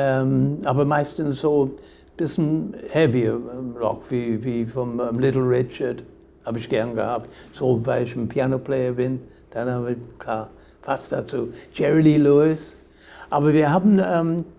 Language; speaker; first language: German; non-native, fluent; English